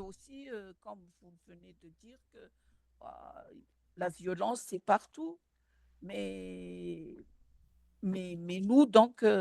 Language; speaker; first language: French; non-native, local second language; Malagasy